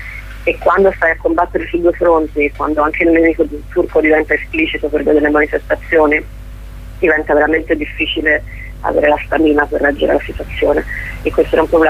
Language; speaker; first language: Italian; native; Italian